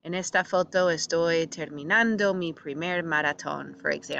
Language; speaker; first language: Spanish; non-native, fluent; English